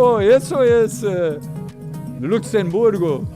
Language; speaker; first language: Spanish; non-native, learner; Portuguese